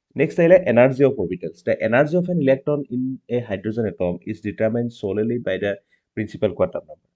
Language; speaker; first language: English; non-native, local second language; Assamese